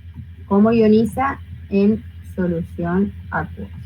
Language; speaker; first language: Spanish; native; Spanish